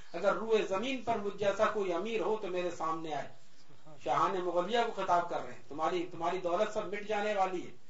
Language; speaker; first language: Urdu; native; Urdu